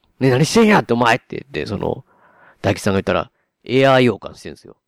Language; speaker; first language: Japanese; native; Japanese